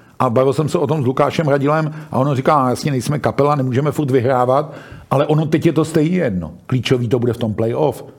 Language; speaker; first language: Czech; native; Czech